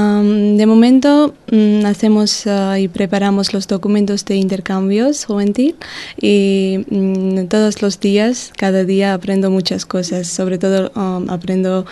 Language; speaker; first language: Spanish; non-native, learner; Georgian